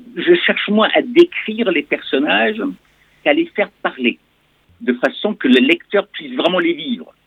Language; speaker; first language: French; non-native, fluent; German